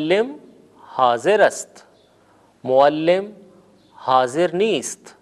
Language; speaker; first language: Persian; non-native, fluent; Urdu